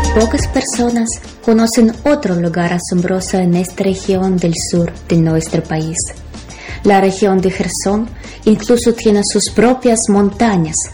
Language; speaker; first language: Spanish; non-native, fluent; Ukrainian